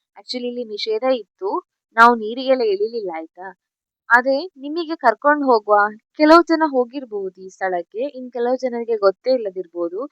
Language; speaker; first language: Kannada; non-native, local second language; Tulu